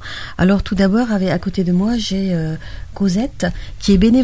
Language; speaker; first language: French; native; French